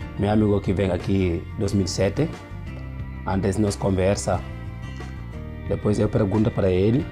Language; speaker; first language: Portuguese; non-native, learner; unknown